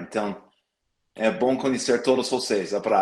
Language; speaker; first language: Portuguese; non-native, fluent; English